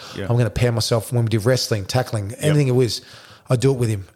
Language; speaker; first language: English; native; English